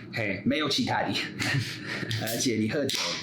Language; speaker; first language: Chinese; non-native, fluent; English